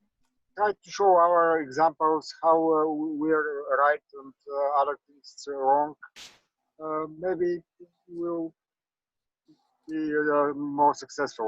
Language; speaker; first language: English; non-native, learner; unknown